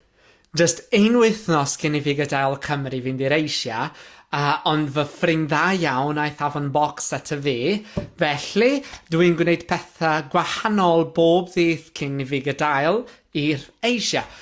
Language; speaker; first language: Welsh; non-native, learner; English